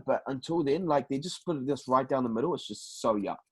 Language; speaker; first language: English; native; English